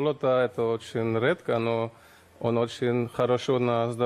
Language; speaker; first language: Russian; non-native, learner; German